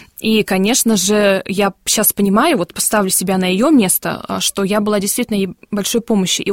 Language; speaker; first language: Russian; early bilingual, heritage; Russian